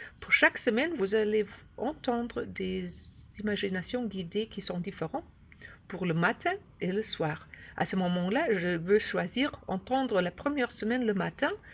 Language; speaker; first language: French; non-native, learner; German